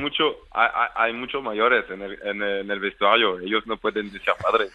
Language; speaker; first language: Spanish; non-native, fluent; French